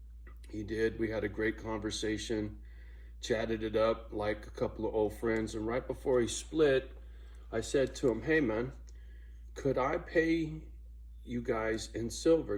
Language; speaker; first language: English; native; English